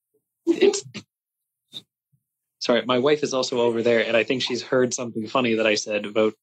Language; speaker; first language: English; native; English